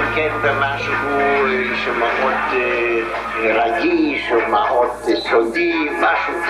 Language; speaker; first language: Hebrew; non-native, fluent; Polish